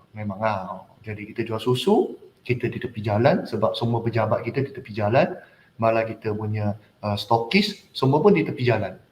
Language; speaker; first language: Malay; non-native, local second language; Chinese